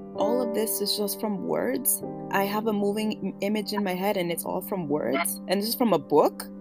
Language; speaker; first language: English; early bilingual, other home language; Spanish